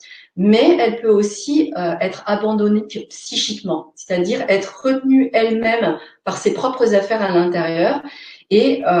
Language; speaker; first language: French; native; French